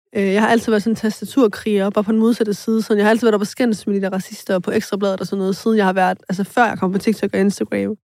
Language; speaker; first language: Danish; early bilingual, other home language; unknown